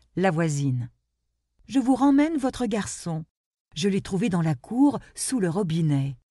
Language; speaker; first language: French; non-native, local second language; Arabic